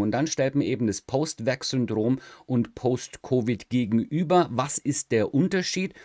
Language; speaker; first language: German; native; German